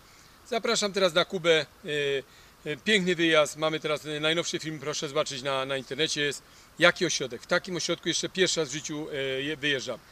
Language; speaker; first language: Polish; native; Polish